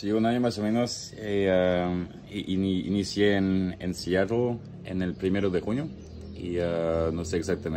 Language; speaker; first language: Spanish; non-native, learner; French